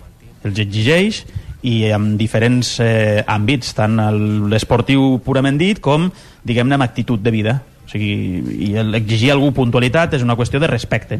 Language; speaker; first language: Catalan; native; Catalan